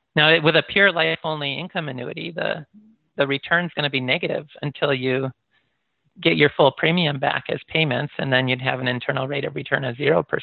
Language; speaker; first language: English; native; English